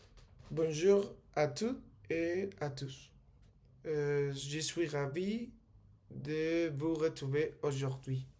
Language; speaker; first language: French; non-native, learner; Spanish